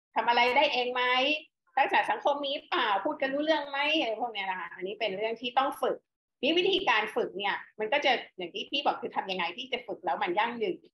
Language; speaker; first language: Thai; native; Thai